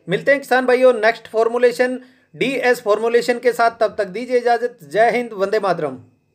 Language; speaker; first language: Hindi; native; Hindi